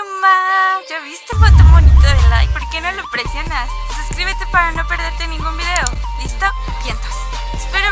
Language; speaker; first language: Spanish; native; Spanish